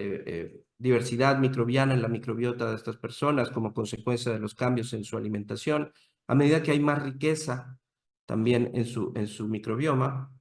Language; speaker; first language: Spanish; native; Spanish